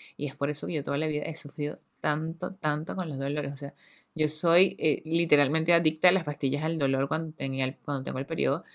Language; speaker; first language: Spanish; native; Spanish